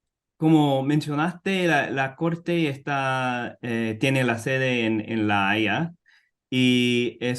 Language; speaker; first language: Spanish; non-native, fluent; English